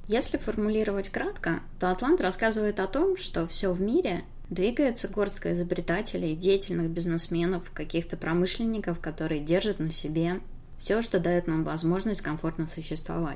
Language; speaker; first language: Russian; native; Russian